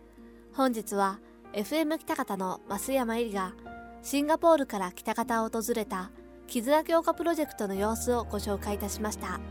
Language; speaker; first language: Japanese; native; Japanese